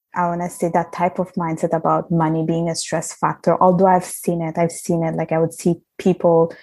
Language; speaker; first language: English; non-native, fluent; Italian